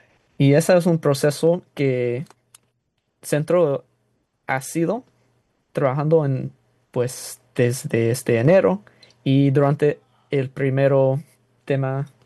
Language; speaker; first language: Spanish; non-native, learner; English